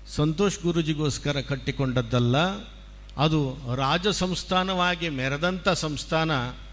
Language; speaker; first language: Kannada; non-native, local second language; Tulu